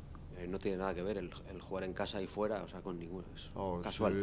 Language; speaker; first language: Spanish; native; Spanish